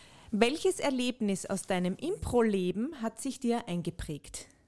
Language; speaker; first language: German; native; German